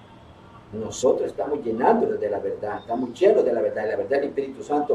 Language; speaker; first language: Spanish; native; Spanish